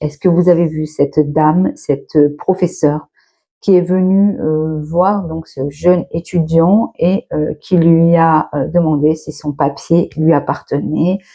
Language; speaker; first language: French; native; French